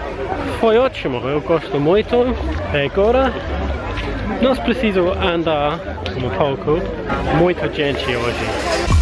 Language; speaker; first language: Portuguese; non-native, learner; English